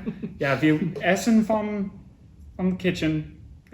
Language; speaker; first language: German; non-native, learner; English